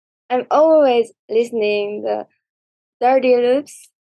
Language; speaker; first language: English; non-native, learner; Japanese